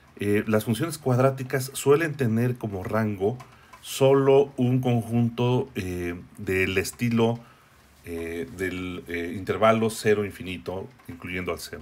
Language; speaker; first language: Spanish; native; Spanish